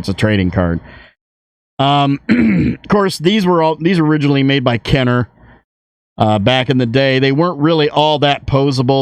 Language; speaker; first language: English; native; English